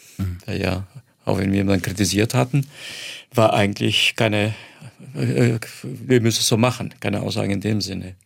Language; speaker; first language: German; non-native, fluent; Croatian